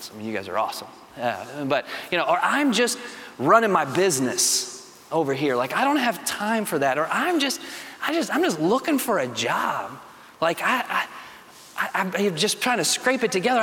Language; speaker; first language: English; native; English